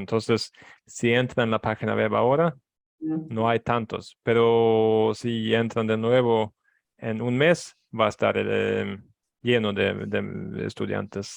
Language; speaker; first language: Spanish; non-native, fluent; Swedish